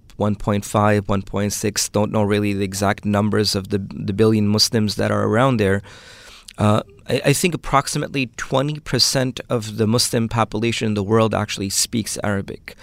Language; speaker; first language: English; early bilingual, other home language; Urdu